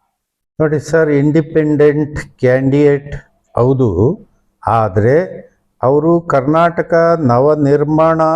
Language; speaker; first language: Kannada; native; Kannada